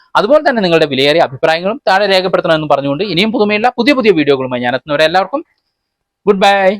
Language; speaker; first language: Malayalam; native; Malayalam